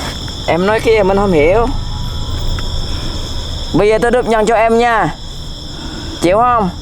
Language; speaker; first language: Vietnamese; non-native, learner; Indonesian